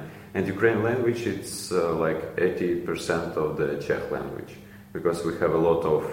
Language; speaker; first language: English; non-native, learner; Ukrainian